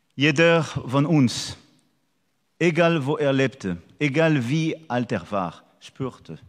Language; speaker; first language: German; non-native, learner; French